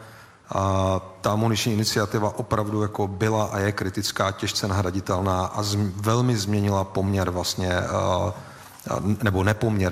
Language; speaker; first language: Czech; native; Czech